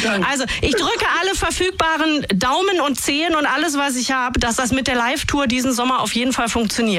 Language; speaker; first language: German; native; German